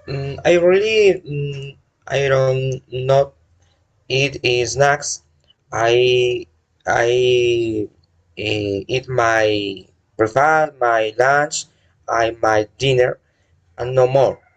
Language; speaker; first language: English; non-native, learner; Spanish